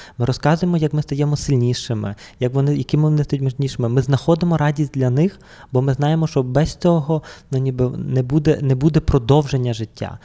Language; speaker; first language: Ukrainian; native; Ukrainian